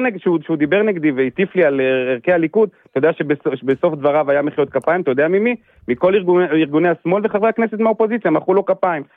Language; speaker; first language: Hebrew; native; Hebrew